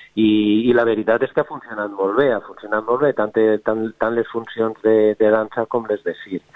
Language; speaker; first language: Catalan; native; Catalan